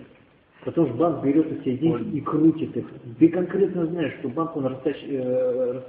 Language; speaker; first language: Russian; native; Russian